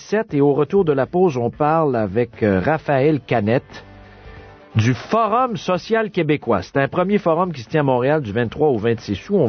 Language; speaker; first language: French; native; French